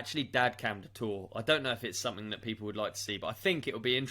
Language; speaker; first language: English; native; English